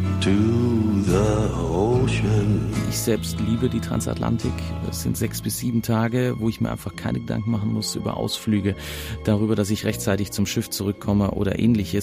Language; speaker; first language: German; native; German